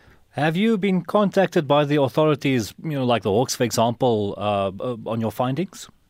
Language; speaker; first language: English; non-native, local second language; Afrikaans